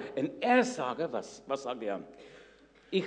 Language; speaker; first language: German; non-native, learner; English